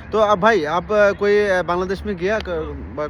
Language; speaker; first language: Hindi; non-native, learner; Bangla